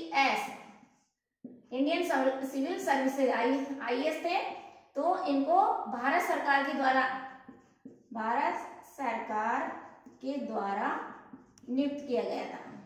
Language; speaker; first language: Hindi; native; Hindi